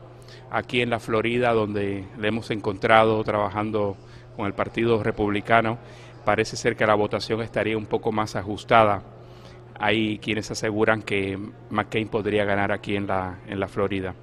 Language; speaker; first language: Spanish; native; Spanish